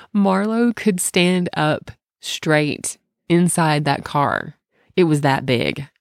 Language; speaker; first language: English; native; English